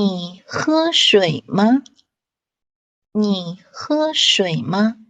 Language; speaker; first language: Chinese; non-native, fluent; English